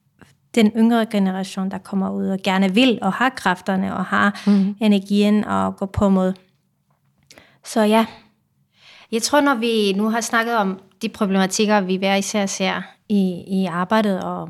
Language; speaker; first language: Danish; non-native, fluent; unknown